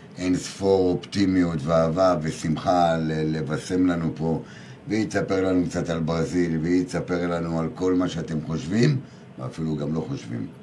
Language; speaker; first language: Hebrew; native; Hebrew